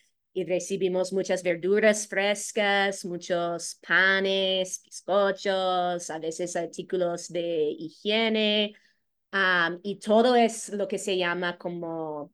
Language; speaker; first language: Spanish; non-native, fluent; English